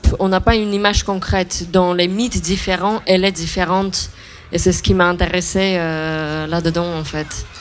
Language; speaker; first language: French; non-native, fluent; Armenian